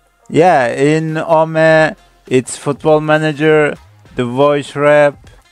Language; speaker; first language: English; non-native, learner; Turkish